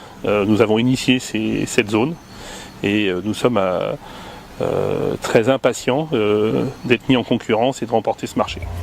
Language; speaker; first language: French; native; French